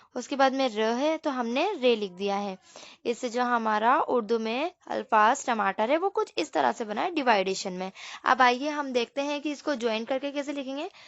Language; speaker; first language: Hindi; native; Hindi